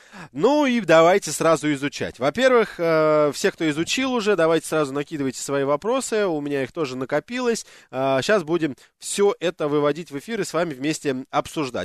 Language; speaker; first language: Russian; native; Russian